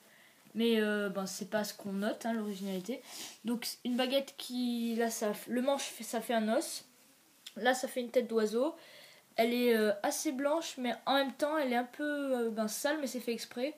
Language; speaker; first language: French; native; French